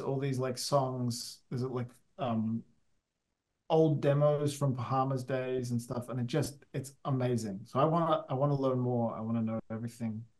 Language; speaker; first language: English; native; English